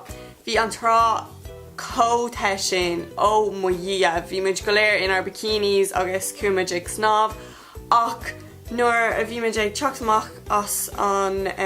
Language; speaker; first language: Irish; non-native, local second language; English